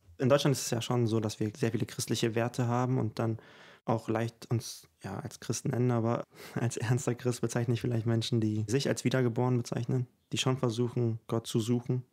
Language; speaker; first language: German; early bilingual, other home language; Ukrainian